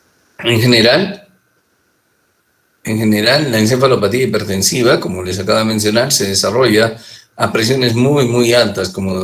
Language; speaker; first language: Spanish; native; Spanish